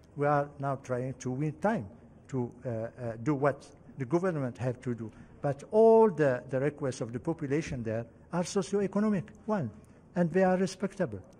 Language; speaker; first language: English; non-native, fluent; Arabic